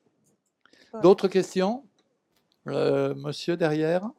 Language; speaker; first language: French; native; French